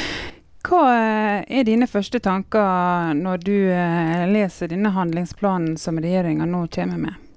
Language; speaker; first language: Norwegian; native; Norwegian